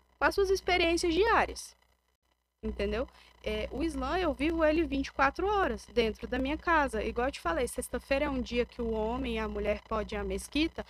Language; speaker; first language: Portuguese; native; Portuguese